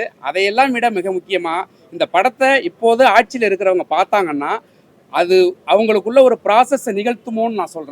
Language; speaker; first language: Tamil; native; Tamil